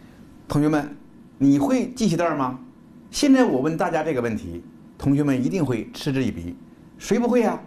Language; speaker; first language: Chinese; native; Chinese